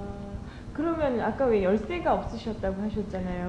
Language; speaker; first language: Korean; native; Korean